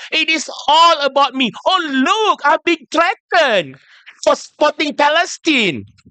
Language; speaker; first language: English; non-native, local second language; Malay